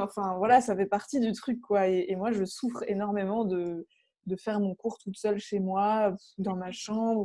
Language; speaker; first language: French; native; French